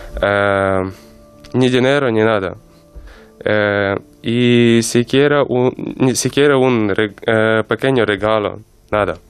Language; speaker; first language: Spanish; non-native, learner; Ukrainian